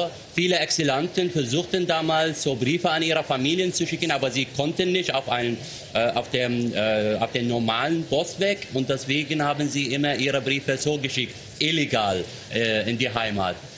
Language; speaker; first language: German; non-native, fluent; Arabic